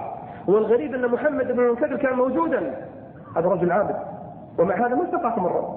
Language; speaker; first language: Arabic; native; Arabic